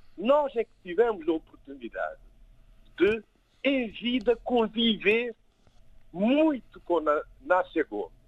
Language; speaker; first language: Portuguese; non-native, local second language; Kabuverdianu